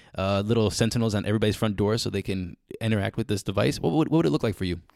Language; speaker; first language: English; native; English